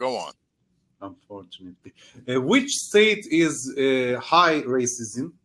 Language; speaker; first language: English; non-native, learner; Turkish